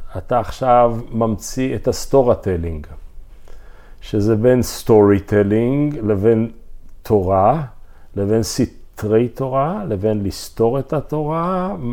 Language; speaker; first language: Hebrew; native; Hebrew